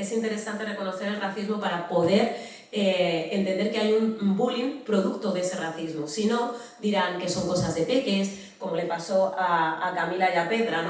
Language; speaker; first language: Spanish; native; Spanish